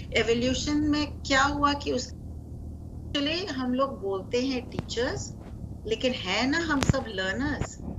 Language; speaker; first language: Hindi; non-native, local second language; Marathi